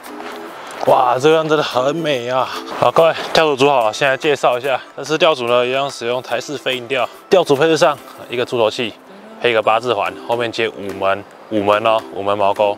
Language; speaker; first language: Chinese; native; Chinese